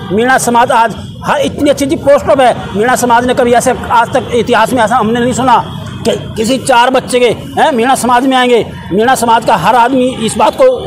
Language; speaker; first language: Hindi; native; Hindi